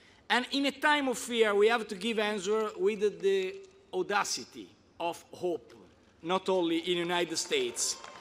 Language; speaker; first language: English; non-native, fluent; Italian